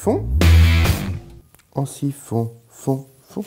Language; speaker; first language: French; native; French